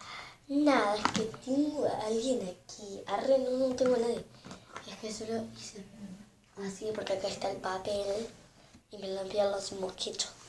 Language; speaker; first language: Spanish; native; Spanish